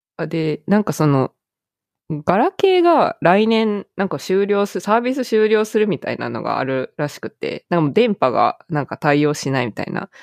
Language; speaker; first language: Japanese; native; Japanese